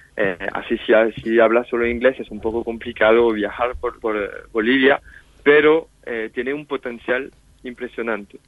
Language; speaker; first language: Spanish; non-native, fluent; French